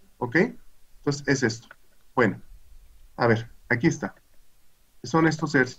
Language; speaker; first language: Spanish; native; Spanish